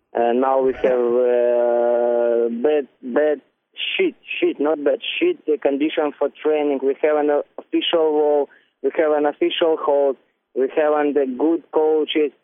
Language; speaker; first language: English; non-native, learner; Ukrainian